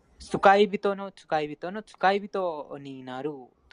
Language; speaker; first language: Japanese; non-native, fluent; Hindi